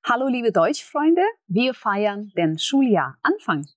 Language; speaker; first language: German; non-native, fluent; Russian